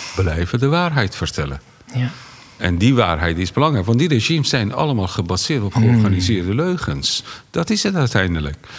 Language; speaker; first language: Dutch; non-native, fluent; Persian